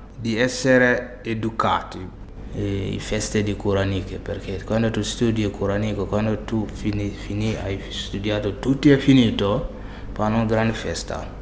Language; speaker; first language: Italian; non-native, fluent; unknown